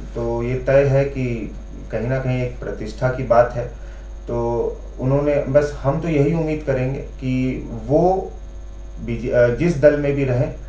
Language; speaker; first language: Hindi; native; Hindi